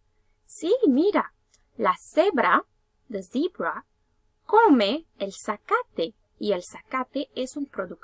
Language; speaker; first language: Spanish; early bilingual, heritage; Spanish